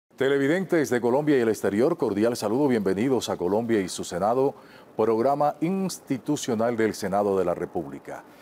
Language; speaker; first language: Spanish; native; Spanish